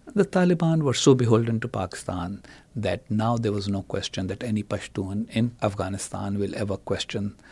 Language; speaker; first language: English; non-native, local second language; Urdu